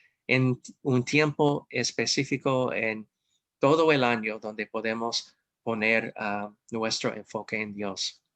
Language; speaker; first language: Spanish; non-native, fluent; English